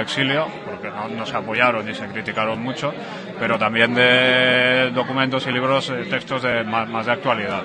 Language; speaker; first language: Spanish; native; Spanish